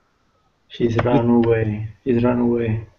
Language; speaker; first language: English; non-native, fluent; Italian